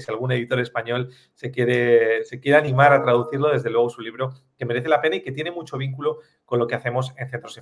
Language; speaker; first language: Spanish; native; Spanish